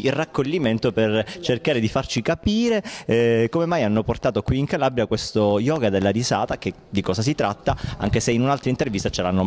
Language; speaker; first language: Italian; native; Italian